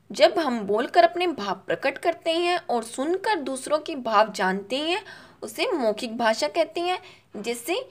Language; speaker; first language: Hindi; native; Hindi